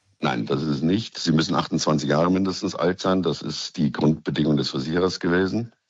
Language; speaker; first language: German; native; German